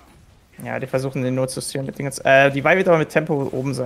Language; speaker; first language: German; native; German